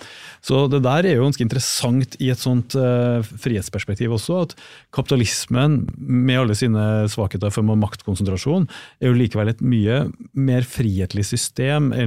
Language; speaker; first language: Norwegian; native; Norwegian